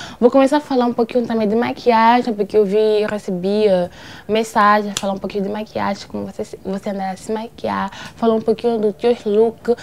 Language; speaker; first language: Portuguese; native; Portuguese